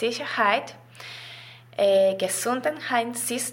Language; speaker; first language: German; non-native, learner; Spanish